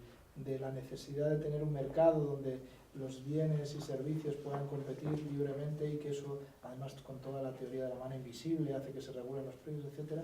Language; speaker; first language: Spanish; native; Spanish